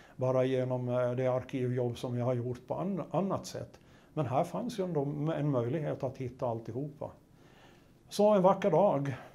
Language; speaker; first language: Swedish; native; Swedish